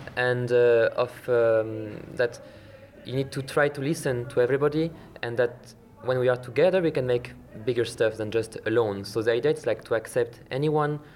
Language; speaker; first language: English; non-native, fluent; French